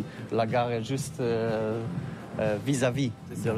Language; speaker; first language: French; non-native, learner; Polish